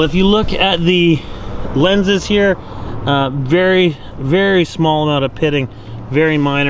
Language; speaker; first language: English; native; English